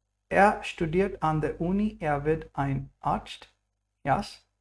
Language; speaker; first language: German; non-native, fluent; English